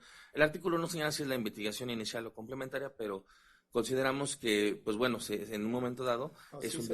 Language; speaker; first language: Spanish; native; Spanish